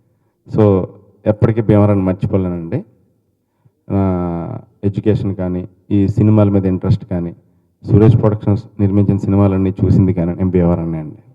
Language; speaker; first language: Telugu; native; Telugu